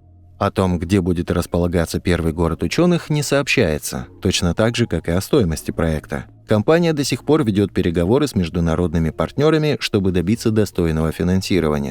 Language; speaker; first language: Russian; native; Russian